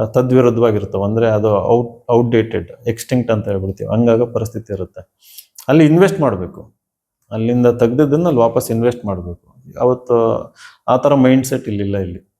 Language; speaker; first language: Kannada; native; Kannada